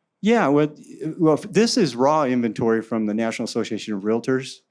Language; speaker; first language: English; native; English